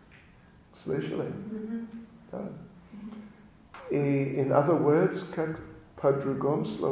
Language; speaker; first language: Russian; non-native, learner; English